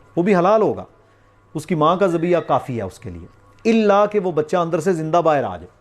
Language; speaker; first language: Urdu; non-native, local second language; Punjabi